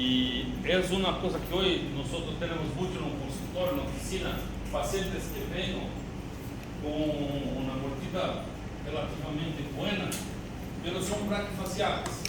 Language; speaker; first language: Spanish; non-native, learner; Portuguese